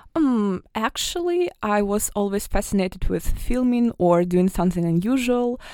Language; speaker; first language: English; non-native, fluent; Russian